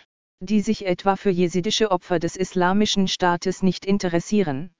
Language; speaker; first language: German; native; German